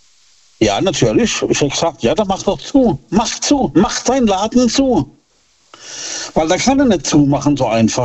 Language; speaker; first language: German; native; German